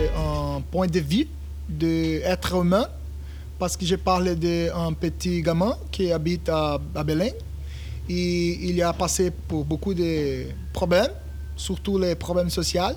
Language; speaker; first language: French; non-native, learner; Portuguese